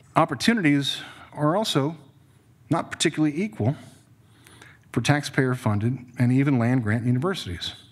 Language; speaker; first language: English; native; English